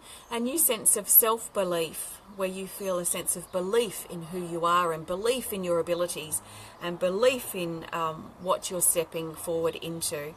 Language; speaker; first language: English; native; English